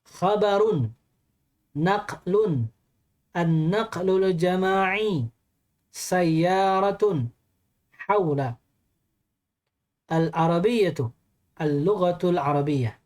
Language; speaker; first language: Arabic; non-native, fluent; Indonesian